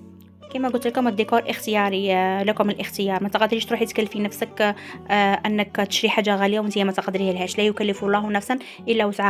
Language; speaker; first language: Arabic; native; Arabic